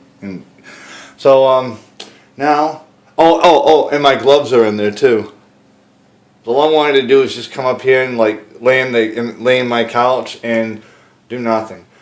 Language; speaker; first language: English; native; English